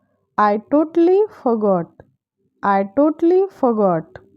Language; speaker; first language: English; non-native, fluent; Hindi